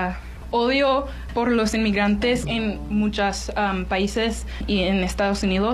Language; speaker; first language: Spanish; non-native, learner; English